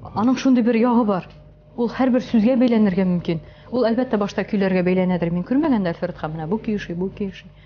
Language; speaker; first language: Tatar; native; Tatar